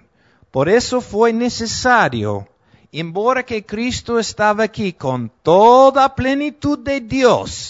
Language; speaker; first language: Portuguese; non-native, fluent; Spanish